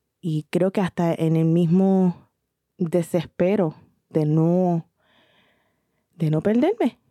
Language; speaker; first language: Spanish; early bilingual, heritage; Spanish